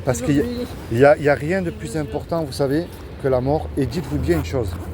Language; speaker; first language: French; native; French